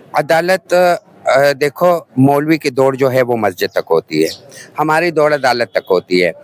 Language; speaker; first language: Urdu; non-native, local second language; Pashto